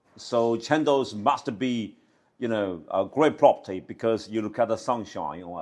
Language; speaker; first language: English; non-native, learner; Chinese